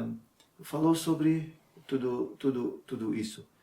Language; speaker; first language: Portuguese; non-native, learner; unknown